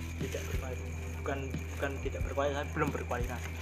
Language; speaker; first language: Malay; non-native, local second language; Javanese